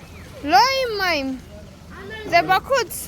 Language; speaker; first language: Hebrew; non-native, learner; Gujarati